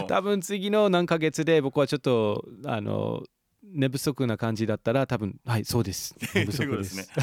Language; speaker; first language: Japanese; non-native, fluent; English